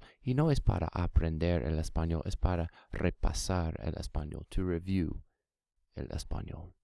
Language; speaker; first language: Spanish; non-native, fluent; English